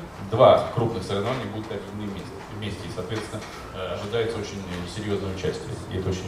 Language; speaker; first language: Russian; native; Russian